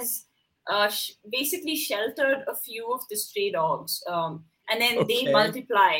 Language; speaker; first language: English; non-native, local second language; Hindi